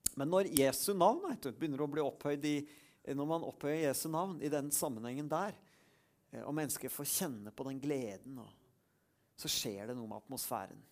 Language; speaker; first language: Norwegian; native; Norwegian